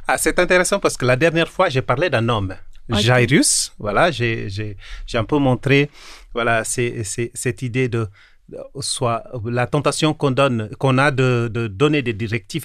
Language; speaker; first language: French; non-native, fluent; Kabuverdianu